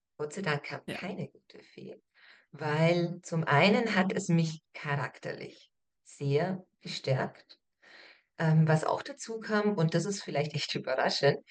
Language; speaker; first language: German; native; German